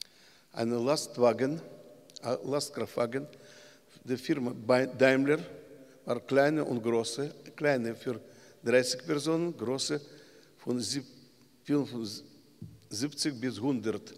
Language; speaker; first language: German; non-native, learner; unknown